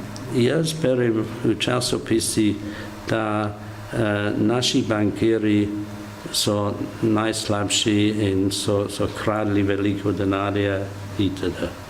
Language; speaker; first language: Slovenian; non-native, learner; English